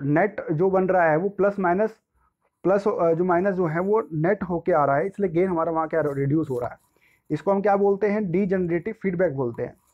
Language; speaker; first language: Hindi; native; Hindi